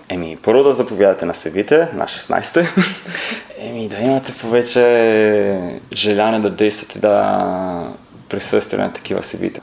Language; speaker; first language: Bulgarian; non-native, fluent; Italian